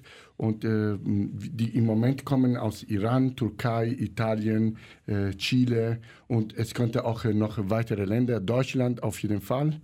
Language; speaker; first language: German; non-native, fluent; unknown